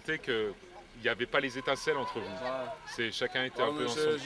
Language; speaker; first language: French; native; French